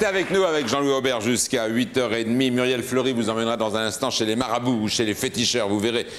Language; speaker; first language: French; native; French